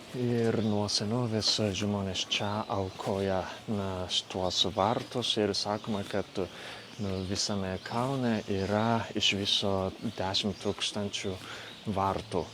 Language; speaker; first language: Lithuanian; non-native, fluent; Japanese